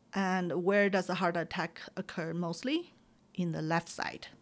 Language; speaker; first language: English; non-native, fluent; Chinese